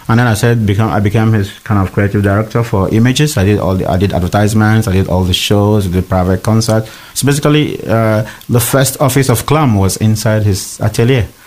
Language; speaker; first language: English; non-native, local second language; Igbo